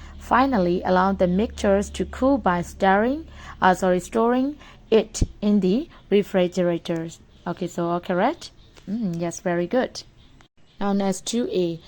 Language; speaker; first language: English; non-native, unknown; Burmese